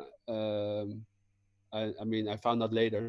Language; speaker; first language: English; non-native, fluent; Dutch